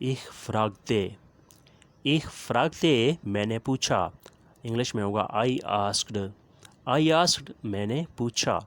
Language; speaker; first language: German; non-native, learner; Urdu